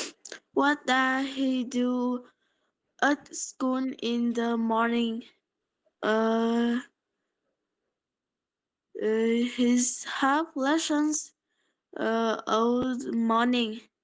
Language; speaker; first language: English; non-native, learner; Polish